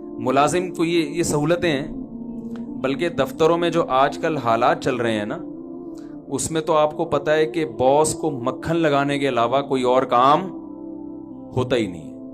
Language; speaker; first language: Urdu; native; Urdu